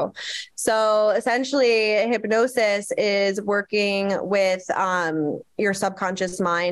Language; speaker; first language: English; native; English